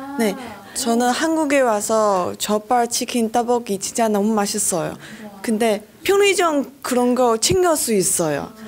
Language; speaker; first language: Korean; non-native, learner; Chinese